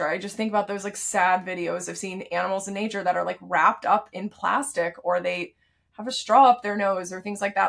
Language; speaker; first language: English; native; English